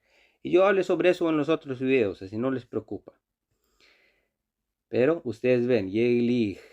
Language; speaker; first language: Spanish; non-native, fluent; Icelandic